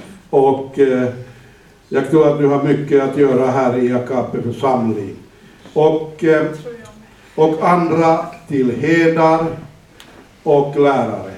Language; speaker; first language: Swedish; non-native, fluent; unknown